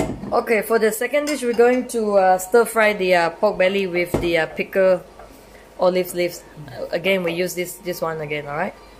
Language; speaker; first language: English; non-native, local second language; Chinese